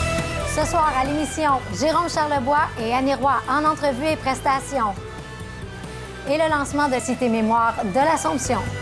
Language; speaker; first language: French; native; French